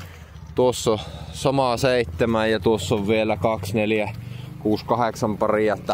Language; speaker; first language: Finnish; native; Finnish